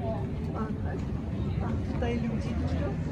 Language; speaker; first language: Polish; non-native, learner; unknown